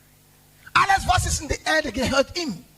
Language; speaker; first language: German; non-native, learner; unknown